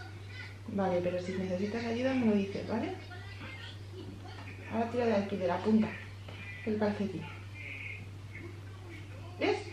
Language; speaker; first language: Spanish; native; Spanish